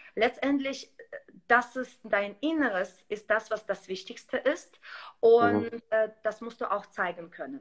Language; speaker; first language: German; non-native, fluent; Russian